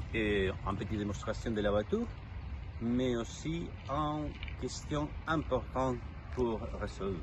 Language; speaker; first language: French; non-native, learner; Spanish